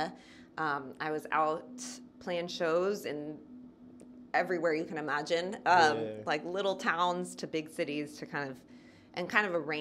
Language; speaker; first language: English; native; English